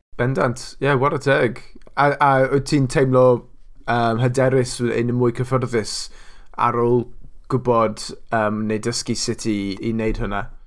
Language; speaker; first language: Welsh; non-native, local second language; English